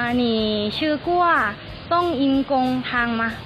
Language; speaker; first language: Chinese; non-native, learner; Thai